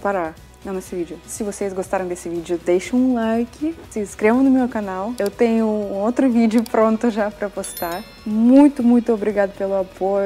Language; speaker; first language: Portuguese; non-native, fluent; Russian